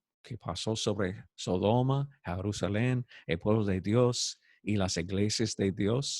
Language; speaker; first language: Spanish; non-native, fluent; English